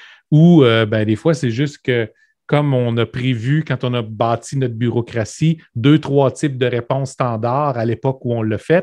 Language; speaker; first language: French; native; French